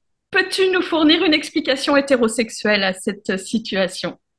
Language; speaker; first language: French; native; French